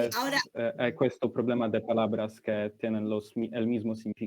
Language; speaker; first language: Spanish; non-native, learner; Polish